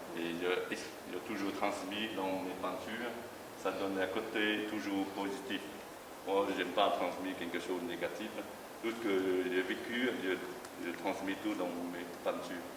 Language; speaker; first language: French; non-native, learner; Chinese